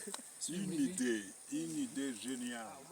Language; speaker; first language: French; non-native, local second language; Rundi